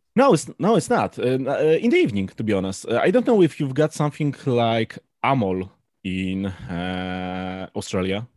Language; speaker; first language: English; non-native, fluent; Polish